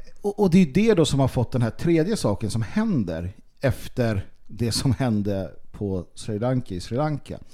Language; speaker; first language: Swedish; native; Swedish